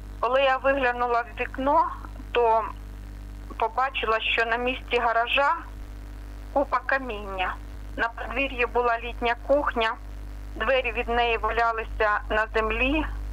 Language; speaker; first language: Ukrainian; non-native, local second language; Russian